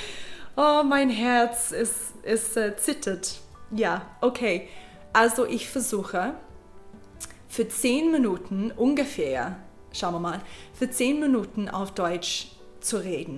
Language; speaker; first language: German; non-native, learner; English